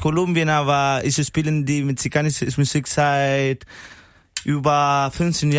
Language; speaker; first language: German; non-native, learner; Spanish